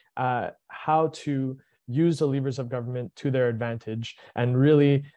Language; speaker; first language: English; early bilingual, other home language; French